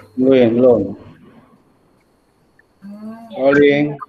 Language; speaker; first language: Indonesian; native; Indonesian